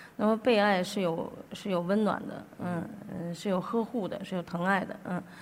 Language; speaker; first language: Chinese; native; Chinese